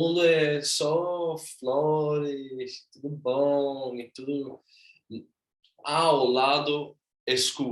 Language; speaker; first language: Portuguese; non-native, learner; Swedish